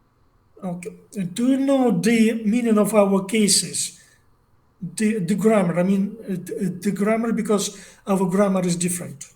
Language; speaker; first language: English; non-native, learner; Russian